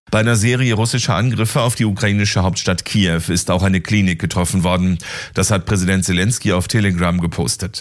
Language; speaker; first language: German; native; German